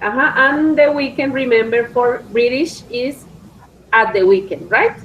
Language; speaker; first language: English; non-native, fluent; Spanish